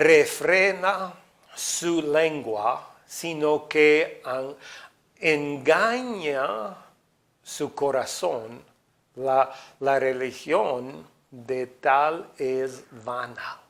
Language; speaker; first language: Spanish; non-native, fluent; English